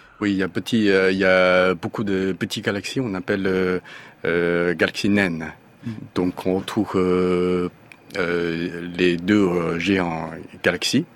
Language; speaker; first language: French; non-native, learner; Chinese